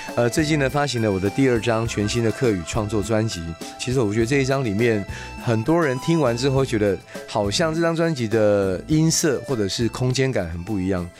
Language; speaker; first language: Chinese; non-native, local second language; Hakka Chinese